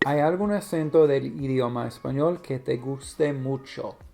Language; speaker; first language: Spanish; non-native, learner; English